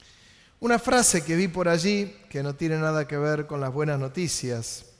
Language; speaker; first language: Spanish; native; Spanish